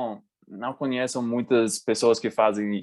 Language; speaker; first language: Portuguese; non-native, fluent; English